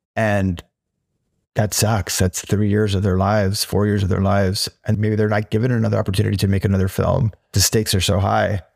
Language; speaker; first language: English; native; English